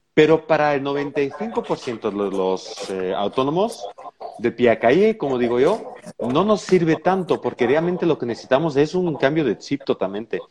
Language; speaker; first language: Spanish; non-native, fluent; Dutch